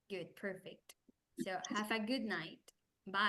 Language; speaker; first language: English; non-native, fluent; Spanish